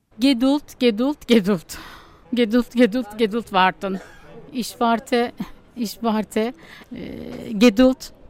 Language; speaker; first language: German; non-native, learner; Turkish